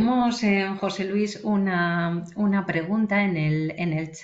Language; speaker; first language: Spanish; native; Spanish